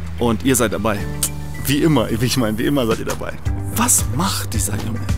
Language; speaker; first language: German; native; German